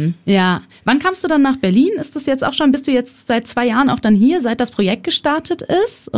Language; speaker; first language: German; native; German